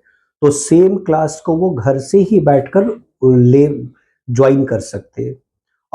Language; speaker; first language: Hindi; native; Hindi